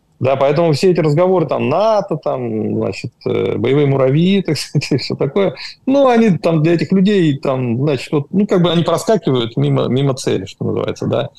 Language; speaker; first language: Russian; native; Russian